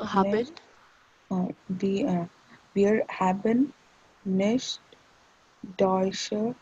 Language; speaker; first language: German; non-native, learner; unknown